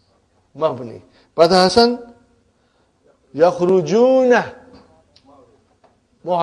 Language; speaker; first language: Arabic; non-native, fluent; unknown